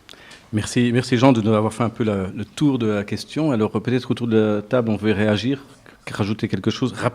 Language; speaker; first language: French; native; French